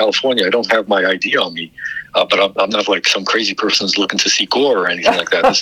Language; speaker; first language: English; native; English